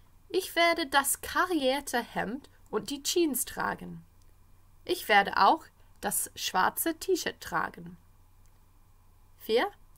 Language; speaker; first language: German; non-native, fluent; English